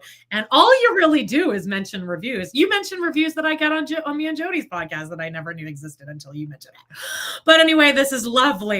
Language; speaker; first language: English; native; English